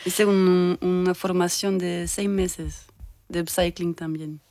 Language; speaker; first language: Spanish; early bilingual, heritage; French